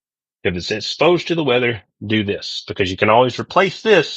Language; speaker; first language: English; native; English